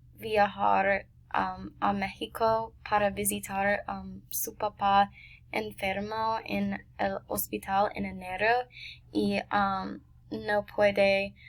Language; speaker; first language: Spanish; non-native, learner; English